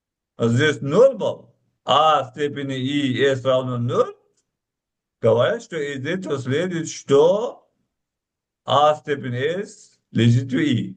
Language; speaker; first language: Russian; non-native, local second language; Uzbek